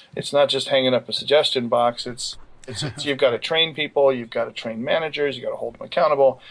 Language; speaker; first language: English; native; English